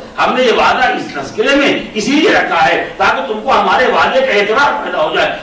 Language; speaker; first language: Urdu; native; Urdu